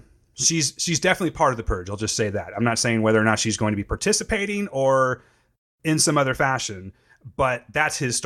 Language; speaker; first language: English; native; English